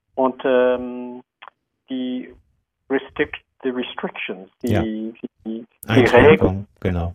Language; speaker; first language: German; non-native, fluent; English